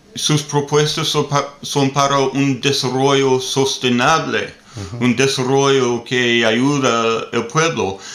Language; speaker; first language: Spanish; non-native, learner; English